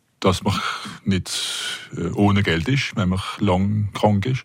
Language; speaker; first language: German; non-native, local second language; French